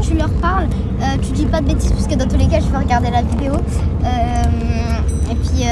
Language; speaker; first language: French; native; French